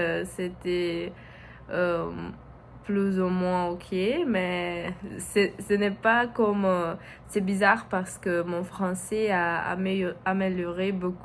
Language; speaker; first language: French; non-native, learner; Portuguese